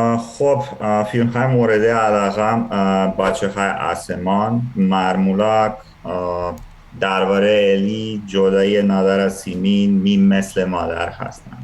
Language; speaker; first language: Persian; non-native, learner; Serbian